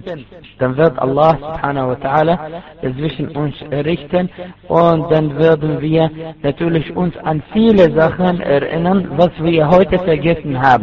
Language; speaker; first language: German; non-native, fluent; Arabic